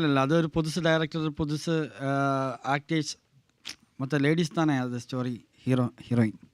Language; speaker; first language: Tamil; non-native, learner; Malayalam